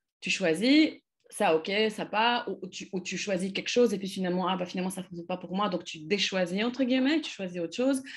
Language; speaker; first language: French; non-native, fluent; Polish